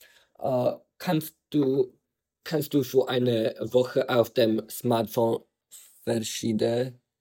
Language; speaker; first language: German; non-native, learner; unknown